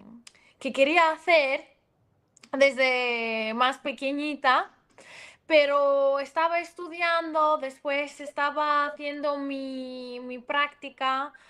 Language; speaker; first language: Spanish; non-native, fluent; Greek